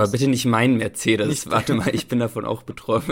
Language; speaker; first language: German; native; German